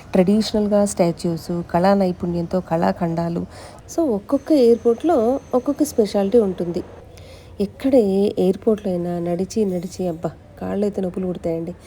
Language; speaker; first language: Telugu; native; Telugu